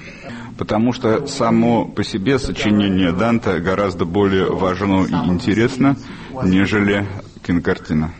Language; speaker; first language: Russian; native; Russian